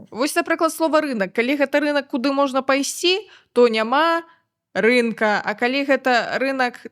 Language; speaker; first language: Belarusian; non-native, local second language; Russian